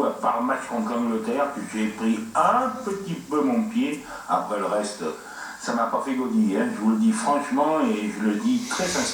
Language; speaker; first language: French; native; French